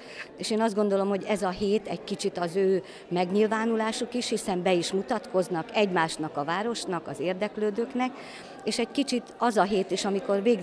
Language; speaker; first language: Hungarian; native; Hungarian